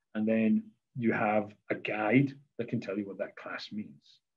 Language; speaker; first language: English; native; English